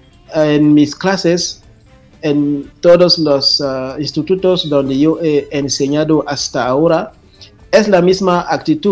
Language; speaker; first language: Spanish; non-native, fluent; French